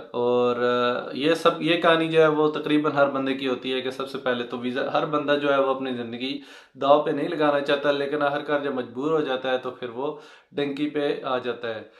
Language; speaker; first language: Hindi; non-native, local second language; Punjabi